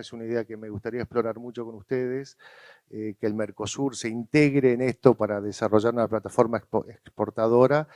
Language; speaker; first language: Spanish; native; Spanish